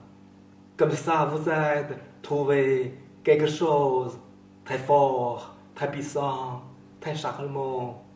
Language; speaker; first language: French; non-native, learner; Chinese